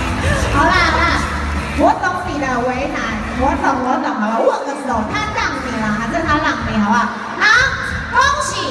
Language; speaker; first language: Chinese; native; Chinese